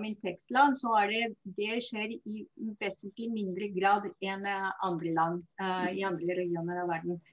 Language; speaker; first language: Norwegian; non-native, fluent; Spanish